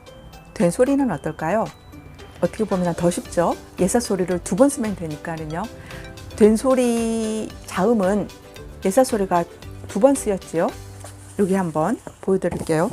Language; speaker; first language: Korean; native; Korean